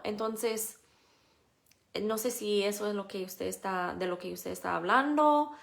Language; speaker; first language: Spanish; non-native, fluent; English